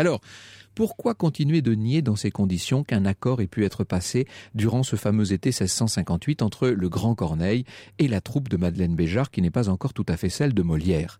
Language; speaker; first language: French; native; French